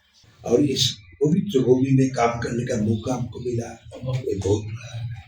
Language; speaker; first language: Hindi; non-native, local second language; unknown